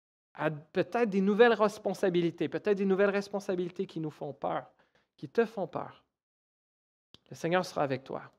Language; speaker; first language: French; native; French